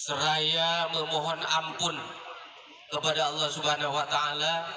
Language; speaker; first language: Indonesian; native; Indonesian